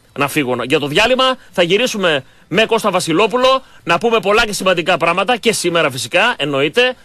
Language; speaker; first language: Greek; native; Greek